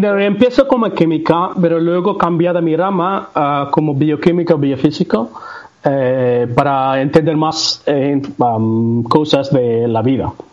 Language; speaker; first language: Spanish; non-native, learner; Tamil